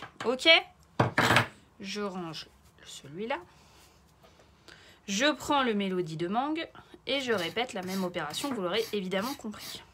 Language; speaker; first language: French; native; French